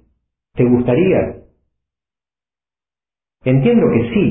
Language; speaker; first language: Spanish; native; Spanish